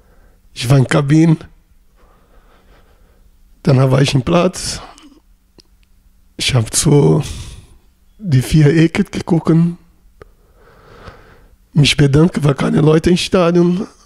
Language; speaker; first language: German; non-native, learner; Portuguese